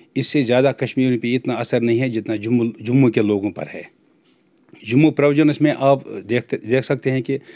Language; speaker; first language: Hindi; non-native, local second language; Kashmiri